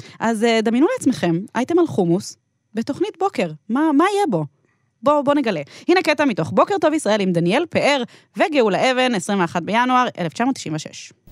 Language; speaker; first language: Hebrew; native; Hebrew